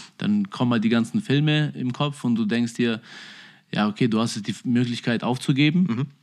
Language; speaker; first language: German; early bilingual, other home language; Albanian